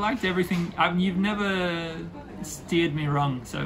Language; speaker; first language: English; native; English